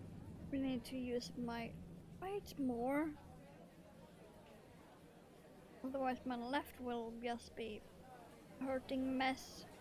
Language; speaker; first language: English; non-native, fluent; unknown